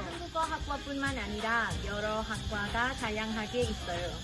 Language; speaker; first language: Korean; non-native, learner; Lao